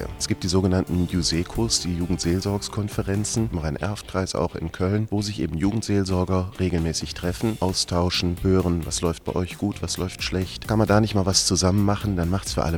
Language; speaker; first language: German; native; German